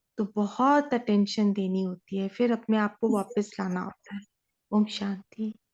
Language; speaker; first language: Hindi; native; Hindi